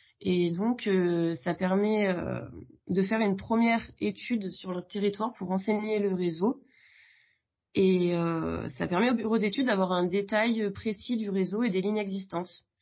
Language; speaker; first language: French; native; French